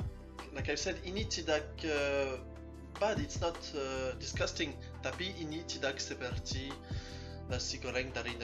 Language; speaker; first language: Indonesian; non-native, learner; French